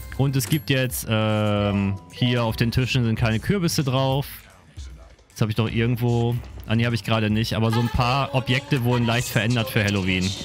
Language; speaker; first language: German; native; German